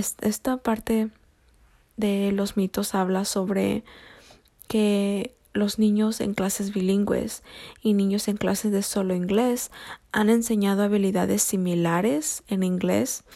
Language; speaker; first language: Spanish; early bilingual, heritage; Spanish